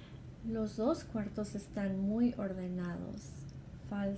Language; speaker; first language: Spanish; non-native, fluent; English